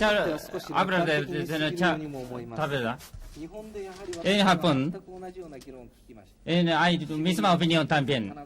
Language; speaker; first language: Spanish; non-native, learner; Japanese